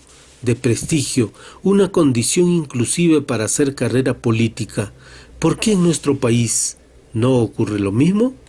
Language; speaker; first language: Spanish; native; Spanish